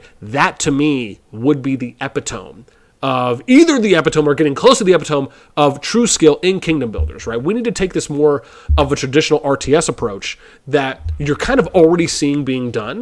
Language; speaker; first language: English; native; English